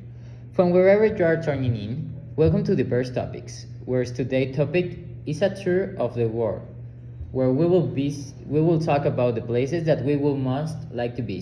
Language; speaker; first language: English; non-native, learner; Spanish